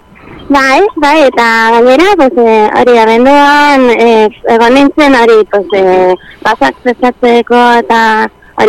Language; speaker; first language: Basque; non-native, local second language; Spanish